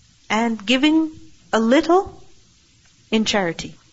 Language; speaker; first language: English; non-native, local second language; Urdu